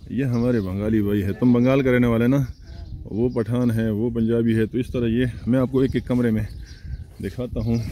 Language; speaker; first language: Urdu; non-native, local second language; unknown